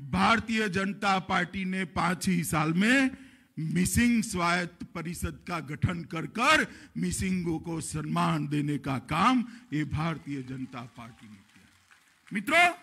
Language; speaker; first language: Hindi; non-native, local second language; Gujarati